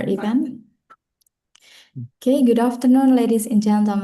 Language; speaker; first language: English; non-native, fluent; Indonesian